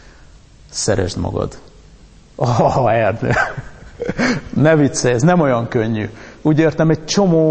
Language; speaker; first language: Hungarian; native; Hungarian